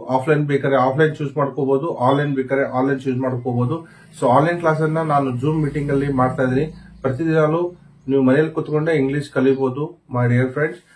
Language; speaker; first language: Kannada; non-native, local second language; Urdu